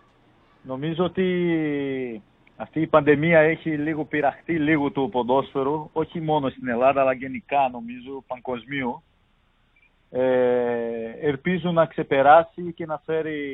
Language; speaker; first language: Greek; non-native, fluent; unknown